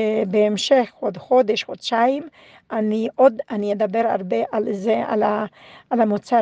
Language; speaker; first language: Hebrew; non-native, fluent; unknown